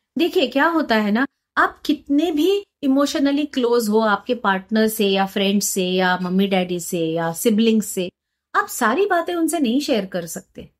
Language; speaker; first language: Hindi; non-native, local second language; Marathi